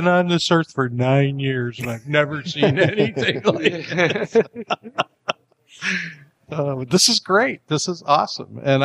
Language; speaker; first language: English; native; English